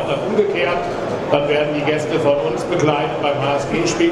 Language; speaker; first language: German; native; German